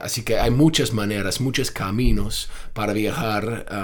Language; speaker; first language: Spanish; non-native, fluent; English